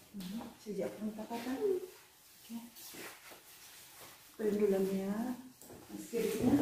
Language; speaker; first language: Italian; non-native, fluent; Filipino